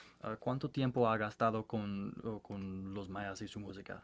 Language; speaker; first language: Spanish; non-native, learner; English